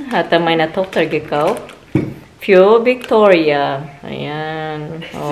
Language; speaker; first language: German; non-native, learner; Filipino